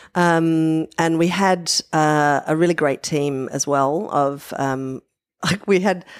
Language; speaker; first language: English; native; English